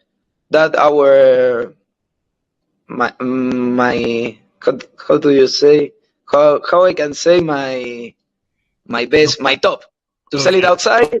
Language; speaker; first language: English; non-native, learner; Spanish